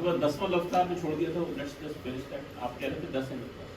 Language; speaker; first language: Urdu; native; Urdu